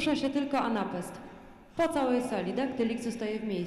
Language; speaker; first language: Polish; native; Polish